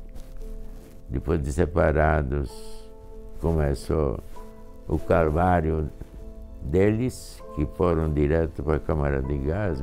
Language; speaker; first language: Portuguese; non-native, fluent; Hungarian